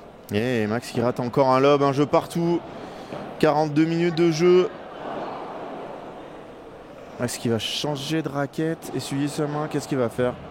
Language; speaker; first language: French; native; French